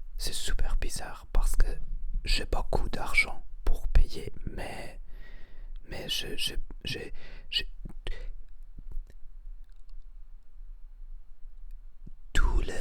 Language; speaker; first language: French; non-native, learner; Spanish